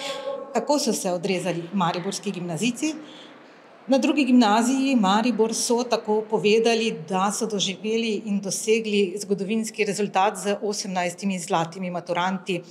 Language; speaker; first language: Slovenian; native; Slovenian